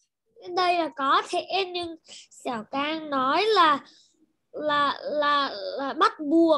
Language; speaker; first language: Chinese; non-native, learner; Vietnamese